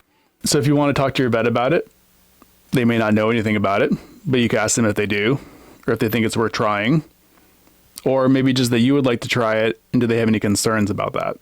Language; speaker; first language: English; native; English